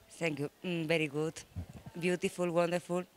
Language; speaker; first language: English; non-native, learner; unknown